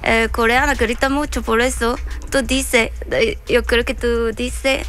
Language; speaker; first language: Spanish; non-native, learner; Korean